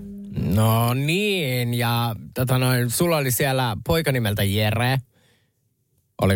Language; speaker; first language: Finnish; native; Finnish